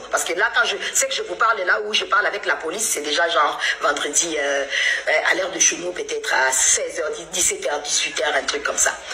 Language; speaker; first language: French; non-native, local second language; Lingala